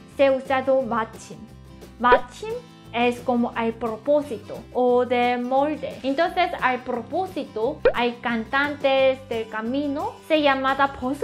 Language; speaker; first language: Spanish; non-native, learner; Korean